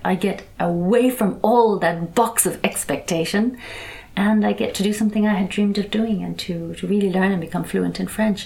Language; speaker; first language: English; native; English